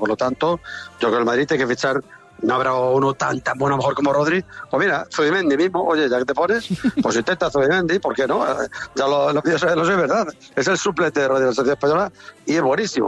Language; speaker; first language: Spanish; native; Spanish